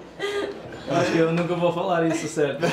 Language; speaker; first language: Portuguese; non-native, learner; English